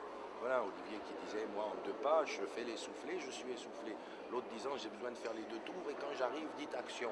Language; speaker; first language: French; native; French